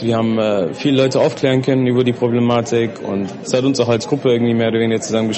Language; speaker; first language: German; early bilingual, other home language; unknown